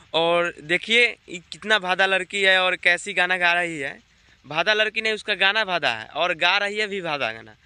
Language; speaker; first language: Hindi; native; Hindi